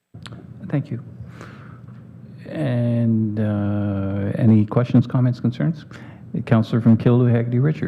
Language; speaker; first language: English; native; English